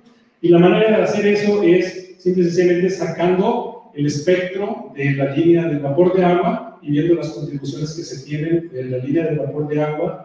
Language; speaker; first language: Spanish; native; Spanish